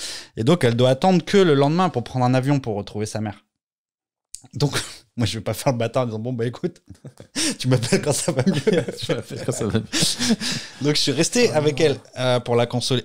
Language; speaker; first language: French; native; French